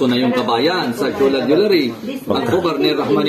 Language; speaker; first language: Filipino; non-native, learner; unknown